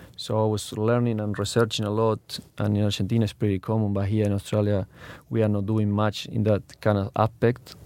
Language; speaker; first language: English; non-native, learner; Spanish